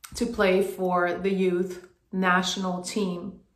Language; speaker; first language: English; non-native, fluent; Swedish